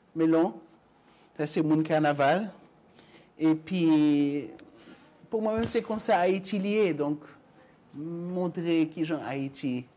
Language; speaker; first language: Haitian Creole; non-native, fluent; Hebrew